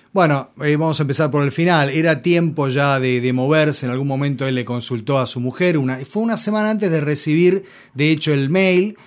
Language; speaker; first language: Spanish; native; Spanish